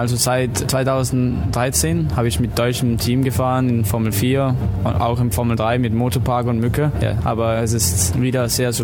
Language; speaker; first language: German; non-native, learner; Danish